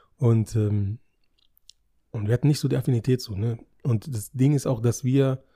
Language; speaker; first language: German; native; German